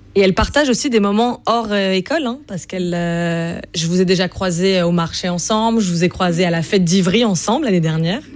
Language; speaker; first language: French; native; French